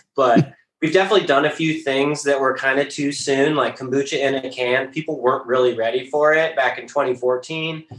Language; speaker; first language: English; native; English